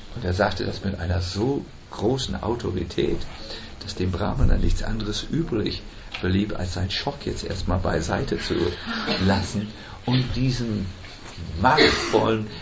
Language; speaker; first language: German; native; German